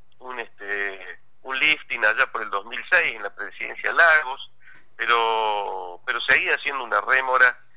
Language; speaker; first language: Spanish; native; Spanish